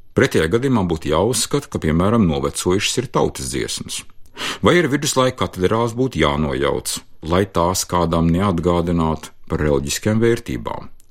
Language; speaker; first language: Latvian; native; Latvian